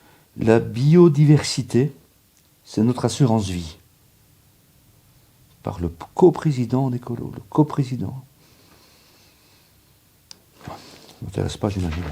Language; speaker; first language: French; native; French